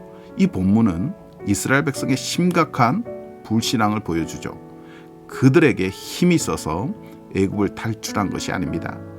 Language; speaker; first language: Korean; native; Korean